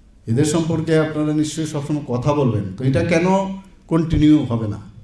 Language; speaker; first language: Bangla; native; Bangla